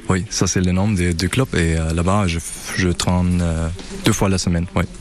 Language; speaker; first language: French; non-native, learner; German